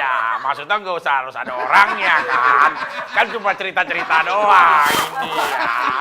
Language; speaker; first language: Indonesian; native; Indonesian